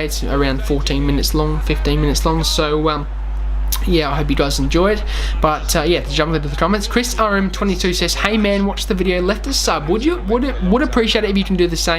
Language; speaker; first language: English; native; English